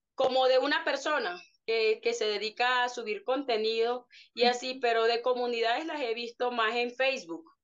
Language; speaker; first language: Spanish; native; Spanish